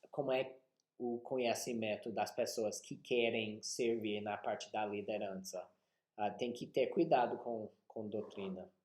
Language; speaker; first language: Portuguese; non-native, fluent; English